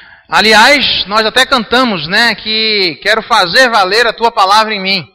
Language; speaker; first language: Portuguese; native; Portuguese